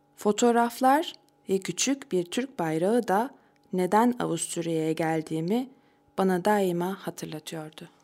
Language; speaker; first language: Turkish; native; Turkish